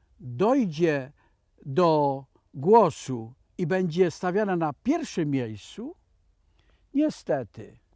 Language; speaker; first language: Polish; native; Polish